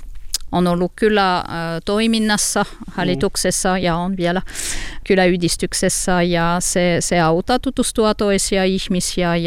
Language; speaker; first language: Finnish; non-native, learner; French